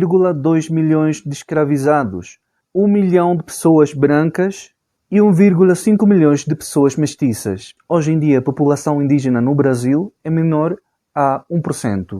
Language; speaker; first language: Portuguese; non-native, fluent; Spanish